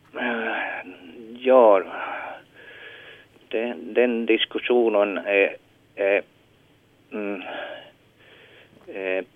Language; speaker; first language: Swedish; non-native, local second language; Finnish